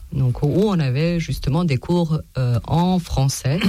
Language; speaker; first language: French; non-native, fluent; Serbian